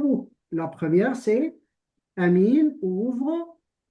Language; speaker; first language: French; non-native, local second language; Arabic